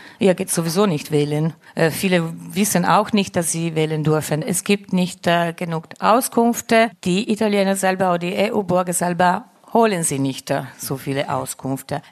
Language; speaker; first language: German; non-native, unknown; Italian